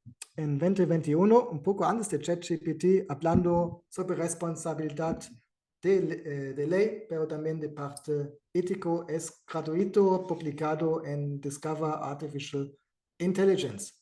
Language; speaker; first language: Spanish; non-native, fluent; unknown